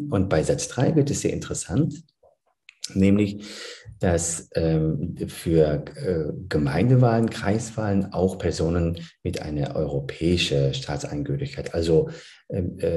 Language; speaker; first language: German; early bilingual, other home language; Turkish